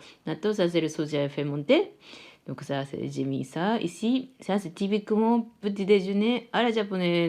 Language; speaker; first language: French; non-native, fluent; Japanese